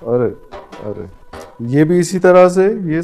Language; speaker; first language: Urdu; native; Urdu